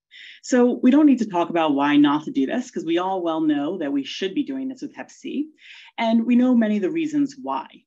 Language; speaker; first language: English; native; English